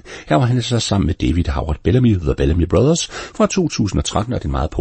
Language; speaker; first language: Danish; native; Danish